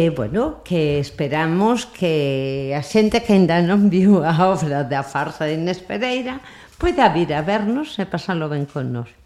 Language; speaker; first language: Galician; non-native, local second language; Spanish